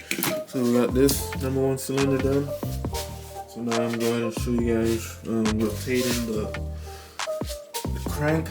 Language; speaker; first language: English; native; English